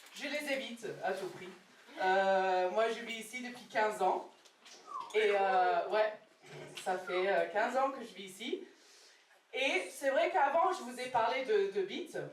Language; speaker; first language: French; non-native, fluent; English